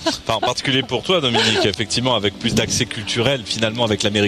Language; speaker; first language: French; native; French